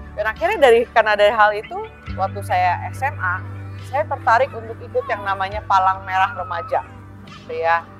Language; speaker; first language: Indonesian; early bilingual, heritage; Indonesian